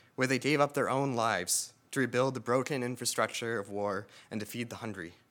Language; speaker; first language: English; native; English